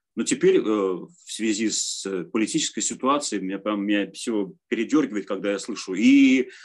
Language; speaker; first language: Russian; native; Russian